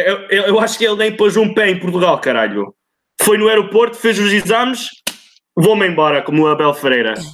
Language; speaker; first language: Portuguese; early bilingual, other home language; English